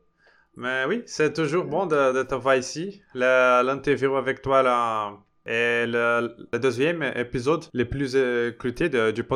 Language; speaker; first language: French; non-native, fluent; Portuguese